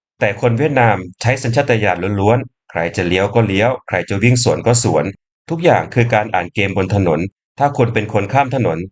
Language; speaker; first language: Thai; native; Thai